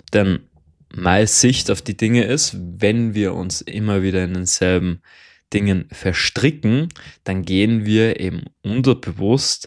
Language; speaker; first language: German; native; German